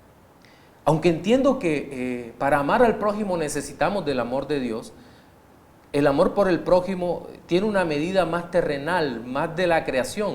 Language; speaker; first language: Spanish; native; Spanish